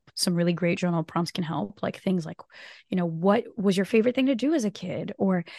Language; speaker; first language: English; non-native, fluent; Portuguese